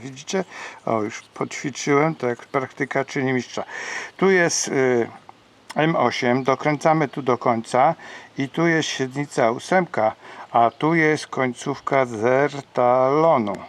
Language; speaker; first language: Polish; native; Polish